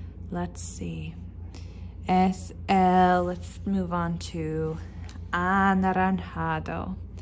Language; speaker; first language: English; native; English